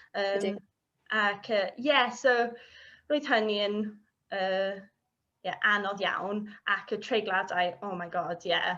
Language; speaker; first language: Welsh; non-native, learner; English